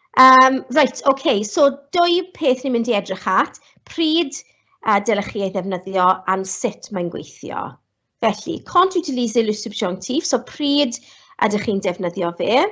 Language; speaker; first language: Welsh; non-native, local second language; English